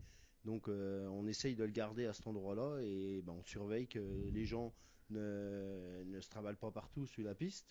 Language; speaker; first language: French; native; French